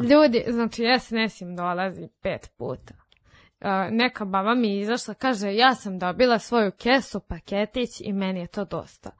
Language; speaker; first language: Serbian; non-native, local second language; Rusyn